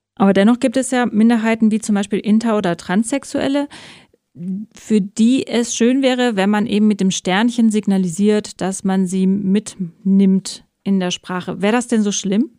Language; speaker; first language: German; early bilingual, other home language; Persian